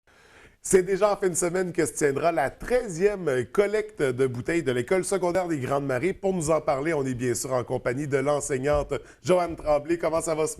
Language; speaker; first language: French; native; French